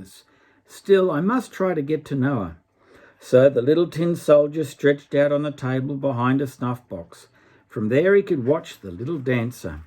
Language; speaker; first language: English; native; English